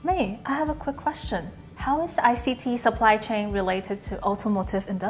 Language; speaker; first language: English; non-native, fluent; Chinese